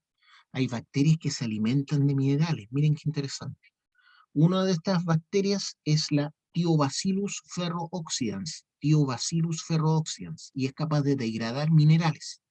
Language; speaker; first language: Spanish; native; Spanish